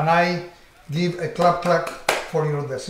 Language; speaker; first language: English; non-native, learner; Spanish